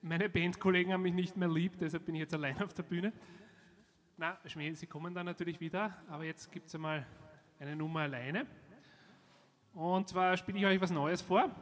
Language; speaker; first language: German; native; German